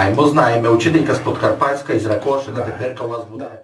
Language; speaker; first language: Ukrainian; native; Ukrainian